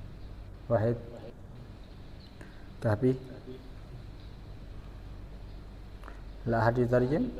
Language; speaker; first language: Arabic; non-native, fluent; Indonesian